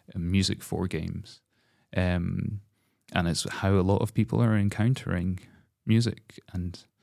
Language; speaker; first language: English; native; English